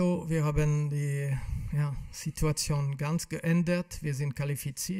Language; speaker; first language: German; non-native, local second language; French